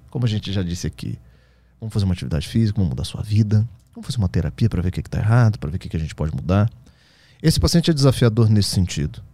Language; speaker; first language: Portuguese; native; Portuguese